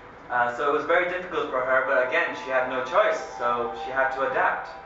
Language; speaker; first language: English; early bilingual, other home language; Hindi